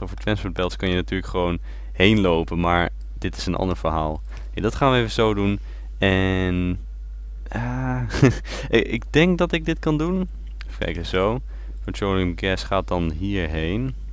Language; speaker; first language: Dutch; native; Dutch